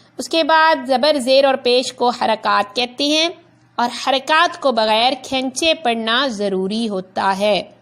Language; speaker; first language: Urdu; non-native, local second language; Punjabi